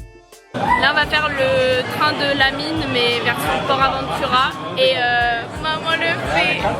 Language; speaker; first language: French; native; French